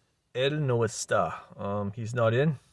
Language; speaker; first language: Spanish; non-native, learner; English